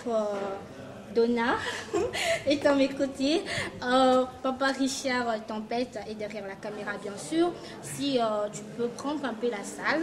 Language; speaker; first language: French; non-native, local second language; Lingala